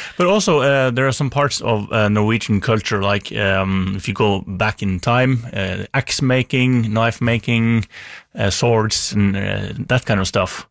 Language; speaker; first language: English; non-native, fluent; Norwegian